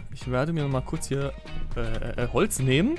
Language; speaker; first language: German; native; German